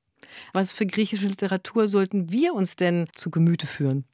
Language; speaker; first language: German; native; German